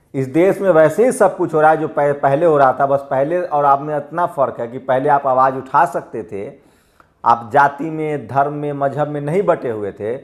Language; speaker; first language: Hindi; native; Hindi